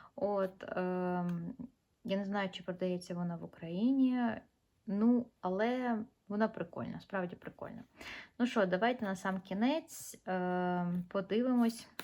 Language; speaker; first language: Ukrainian; non-native, local second language; Russian